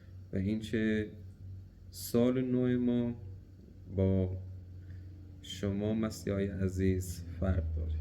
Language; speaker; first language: Persian; native; Persian